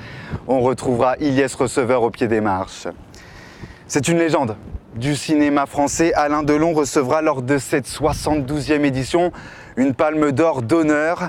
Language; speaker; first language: French; native; French